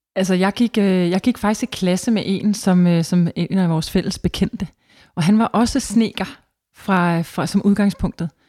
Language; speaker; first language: Danish; native; Danish